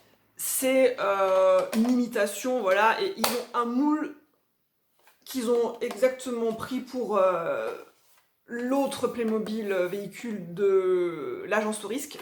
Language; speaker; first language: French; native; French